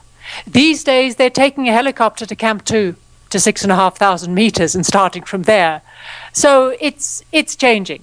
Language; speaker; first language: English; native; English